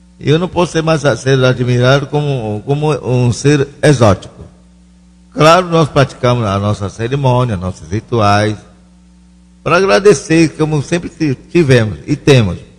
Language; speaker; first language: Portuguese; non-native, local second language; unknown